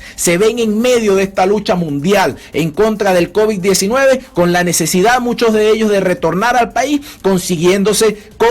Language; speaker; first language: Spanish; native; Spanish